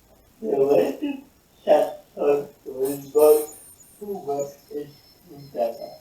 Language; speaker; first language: Basque; non-native, learner; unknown